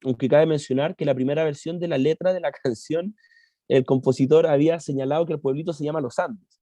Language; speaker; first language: Spanish; native; Spanish